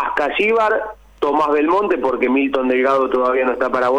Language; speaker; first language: Spanish; native; Spanish